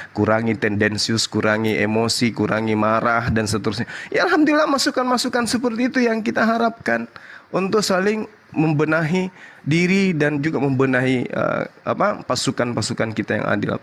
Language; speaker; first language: Indonesian; native; Indonesian